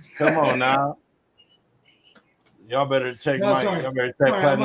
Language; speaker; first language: English; native; English